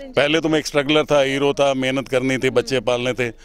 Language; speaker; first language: Hindi; native; Hindi